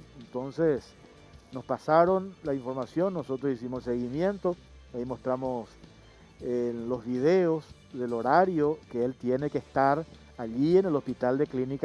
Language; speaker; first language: Spanish; native; Spanish